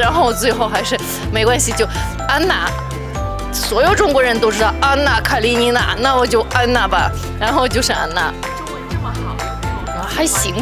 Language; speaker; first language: Chinese; non-native, fluent; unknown